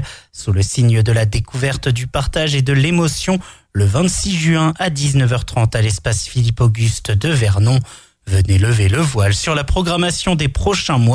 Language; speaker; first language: French; native; French